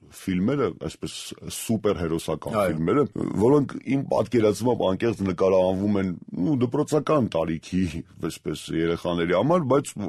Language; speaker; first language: Armenian; native; Armenian